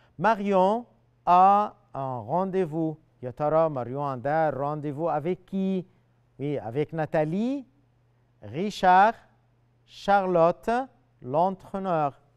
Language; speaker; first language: French; non-native, fluent; Arabic